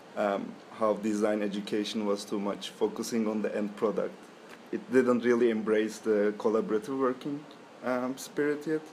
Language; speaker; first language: English; non-native, fluent; Turkish